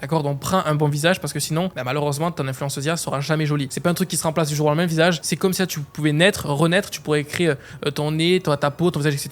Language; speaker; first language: French; native; French